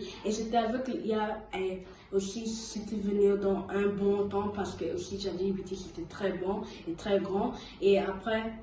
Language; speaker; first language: French; early bilingual, heritage; French